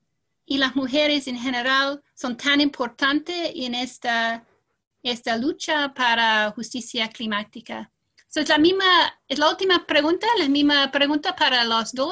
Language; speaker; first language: Spanish; non-native, fluent; English